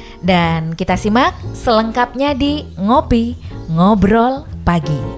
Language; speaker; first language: Indonesian; native; Indonesian